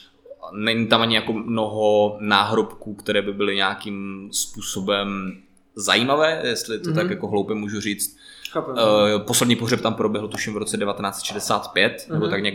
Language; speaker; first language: Czech; native; Czech